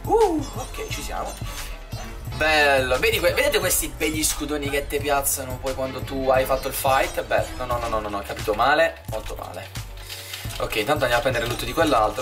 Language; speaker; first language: Italian; native; Italian